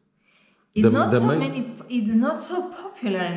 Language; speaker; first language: English; non-native, fluent; Spanish